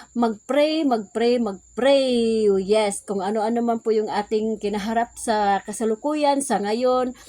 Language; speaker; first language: Filipino; non-native, local second language; Cebuano